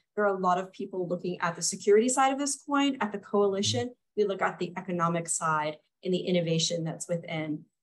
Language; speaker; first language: English; native; English